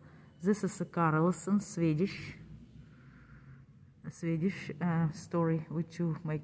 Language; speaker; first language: English; non-native, learner; Russian